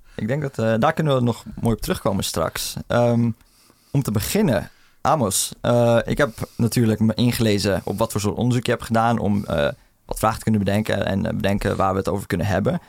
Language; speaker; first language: Dutch; early bilingual, other home language; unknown